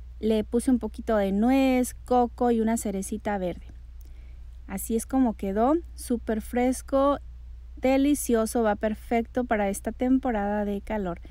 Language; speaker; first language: Spanish; native; Spanish